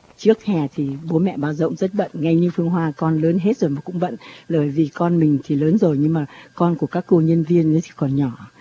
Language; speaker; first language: Vietnamese; native; Vietnamese